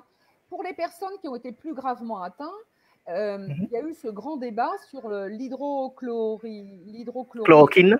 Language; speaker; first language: French; native; French